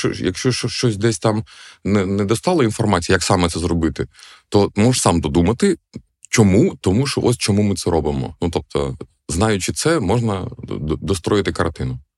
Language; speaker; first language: Ukrainian; non-native, local second language; Russian